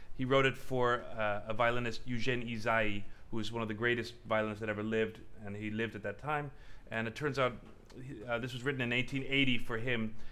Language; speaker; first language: English; native; English